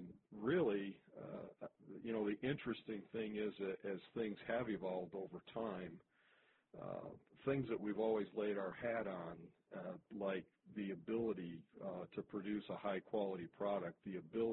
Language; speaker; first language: English; native; English